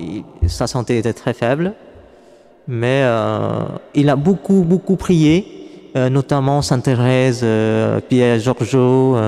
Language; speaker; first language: French; non-native, fluent; Vietnamese